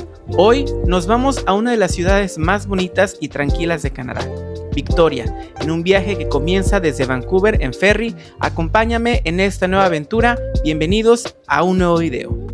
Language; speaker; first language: Spanish; native; Spanish